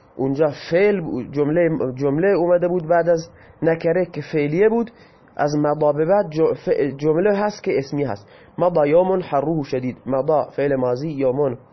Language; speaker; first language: Persian; non-native, local second language; Baluchi